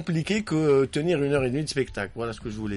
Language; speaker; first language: French; non-native, local second language; Arabic